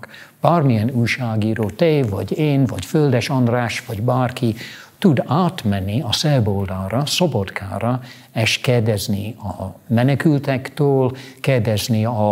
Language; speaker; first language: Hungarian; non-native, fluent; English